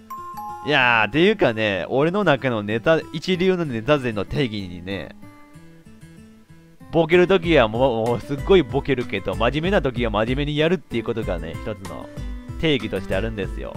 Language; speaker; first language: Japanese; native; Japanese